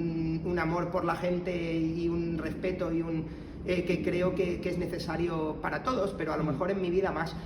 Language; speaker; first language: Spanish; native; Spanish